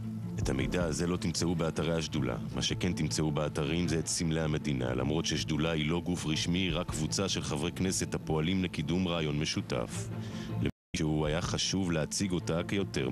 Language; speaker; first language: Hebrew; native; Hebrew